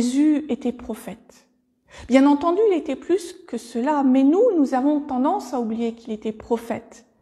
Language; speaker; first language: French; native; French